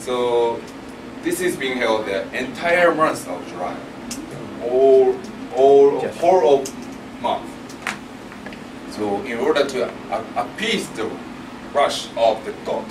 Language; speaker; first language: English; non-native, learner; Japanese